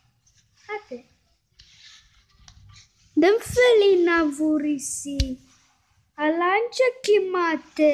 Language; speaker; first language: Greek; early bilingual, heritage; Greek